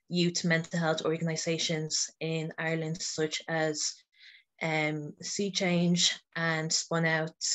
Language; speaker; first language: English; native; English